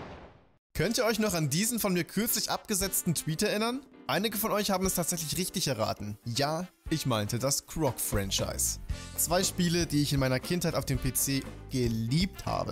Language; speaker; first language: German; native; German